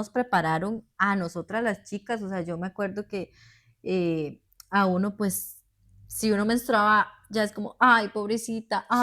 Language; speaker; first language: Spanish; native; Spanish